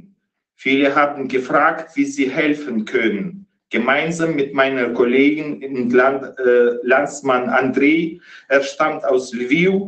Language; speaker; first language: German; non-native, fluent; Ukrainian